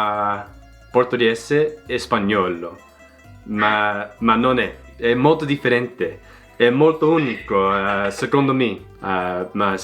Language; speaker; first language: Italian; non-native, learner; English